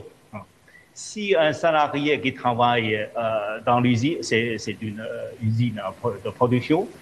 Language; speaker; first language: French; non-native, fluent; Chinese